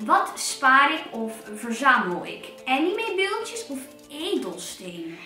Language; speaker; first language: Dutch; native; Dutch